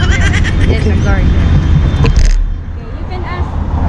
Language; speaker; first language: English; non-native, local second language; Cebuano